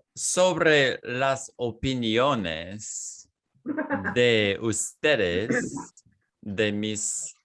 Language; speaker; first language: Spanish; non-native, fluent; English